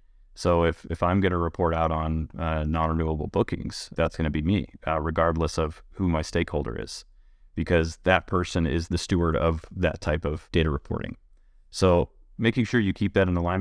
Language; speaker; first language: English; native; English